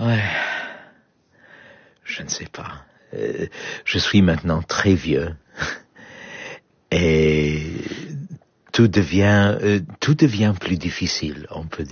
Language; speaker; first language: French; non-native, fluent; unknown